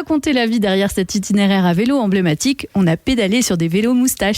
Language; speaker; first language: French; native; French